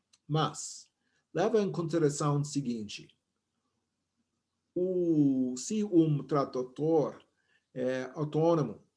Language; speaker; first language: Portuguese; non-native, fluent; English